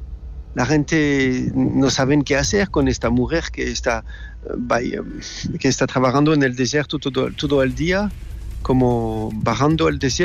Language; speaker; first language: Spanish; non-native, learner; French